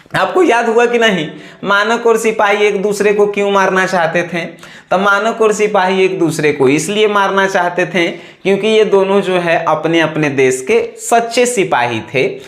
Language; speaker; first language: Hindi; native; Hindi